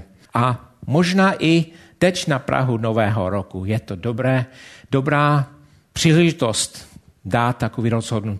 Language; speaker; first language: Czech; non-native, fluent; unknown